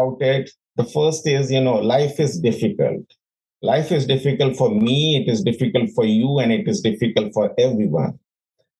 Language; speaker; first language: English; non-native, local second language; Hindi